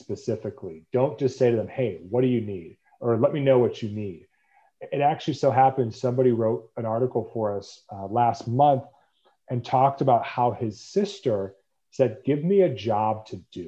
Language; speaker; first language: English; native; English